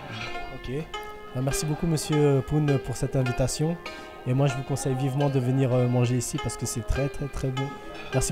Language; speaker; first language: French; native; French